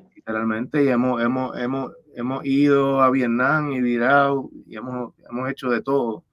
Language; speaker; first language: Spanish; native; Spanish